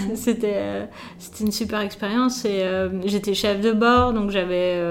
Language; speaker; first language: French; native; French